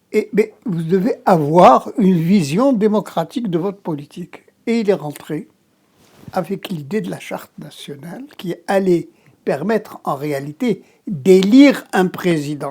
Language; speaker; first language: French; non-native, local second language; Arabic